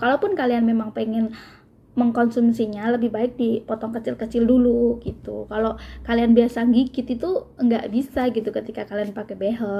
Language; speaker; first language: Indonesian; native; Indonesian